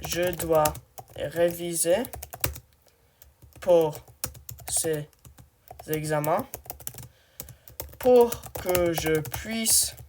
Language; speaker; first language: French; non-native, learner; English